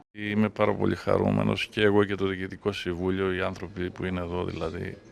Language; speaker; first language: Greek; native; Greek